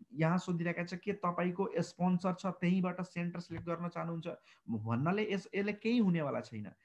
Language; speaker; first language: Nepali; non-native, local second language; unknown